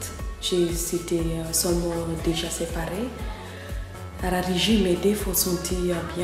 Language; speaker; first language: French; non-native, learner; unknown